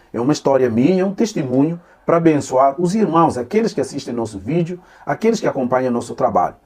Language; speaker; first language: Portuguese; non-native, local second language; Upper Guinea Crioulo